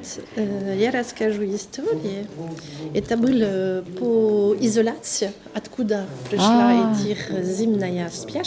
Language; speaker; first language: Russian; non-native, learner; French